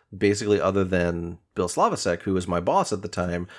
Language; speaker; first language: English; native; English